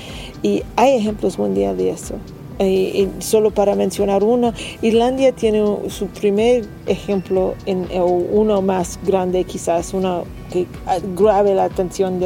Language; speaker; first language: Spanish; non-native, learner; English